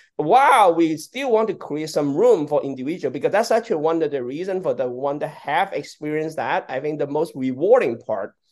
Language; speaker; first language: English; non-native, local second language; Cantonese